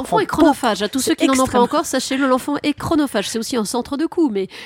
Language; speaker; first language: French; native; French